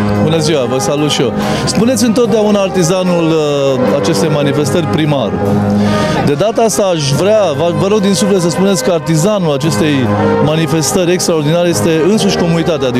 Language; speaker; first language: Romanian; native; Romanian